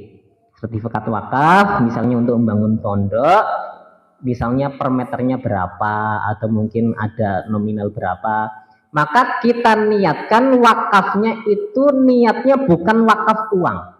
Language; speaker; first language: Indonesian; native; Indonesian